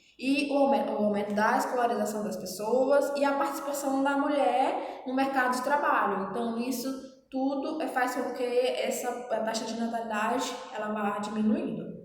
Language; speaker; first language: Portuguese; native; Portuguese